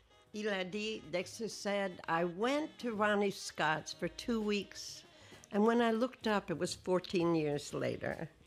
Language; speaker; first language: English; native; English